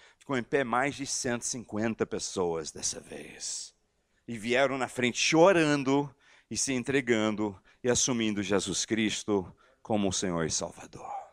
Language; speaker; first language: Portuguese; non-native, fluent; English